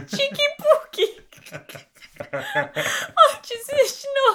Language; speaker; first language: Russian; non-native, learner; English